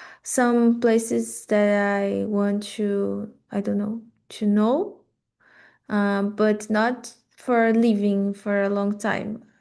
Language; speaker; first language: English; non-native, learner; Portuguese